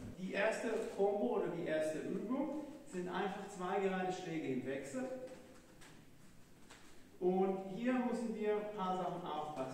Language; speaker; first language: German; non-native, fluent; Hebrew